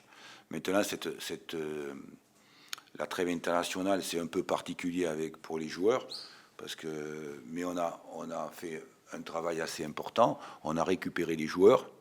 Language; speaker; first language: French; native; French